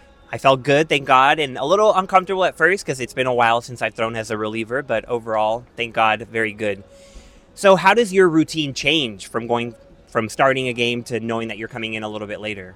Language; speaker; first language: English; native; English